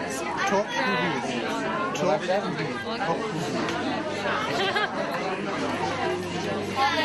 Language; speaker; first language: Turkish; non-native, fluent; Persian